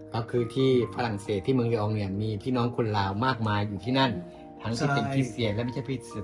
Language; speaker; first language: Thai; native; Thai